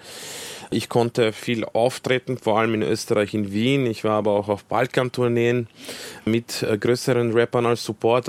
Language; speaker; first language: German; early bilingual, other home language; Croatian